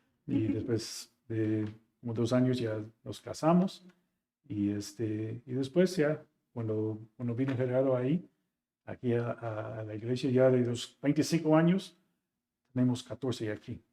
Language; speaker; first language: Spanish; non-native, fluent; English